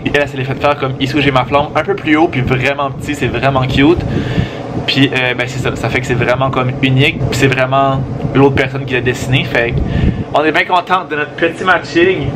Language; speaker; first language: French; native; French